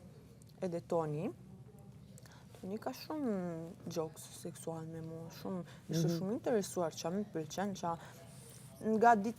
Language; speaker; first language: Albanian; early bilingual, heritage; Italian